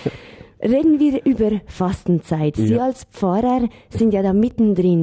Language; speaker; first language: German; native; German